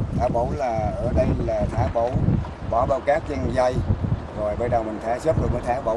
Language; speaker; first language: Vietnamese; native; Vietnamese